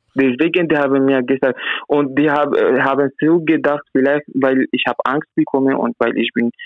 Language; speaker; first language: German; non-native, learner; Arabic